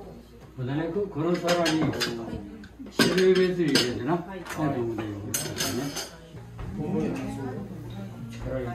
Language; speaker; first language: Japanese; native; Japanese